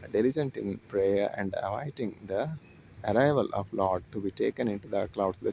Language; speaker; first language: English; non-native, local second language; Telugu